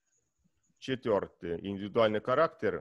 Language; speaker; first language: Russian; non-native, learner; Estonian